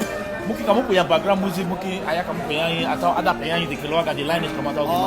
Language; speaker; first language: Indonesian; non-native, fluent; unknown